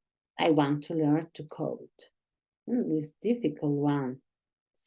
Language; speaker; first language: English; non-native, learner; Spanish